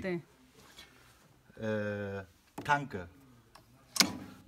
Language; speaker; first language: Spanish; non-native, learner; German